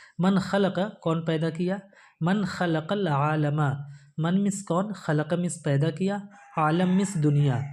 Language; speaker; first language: Urdu; native; Urdu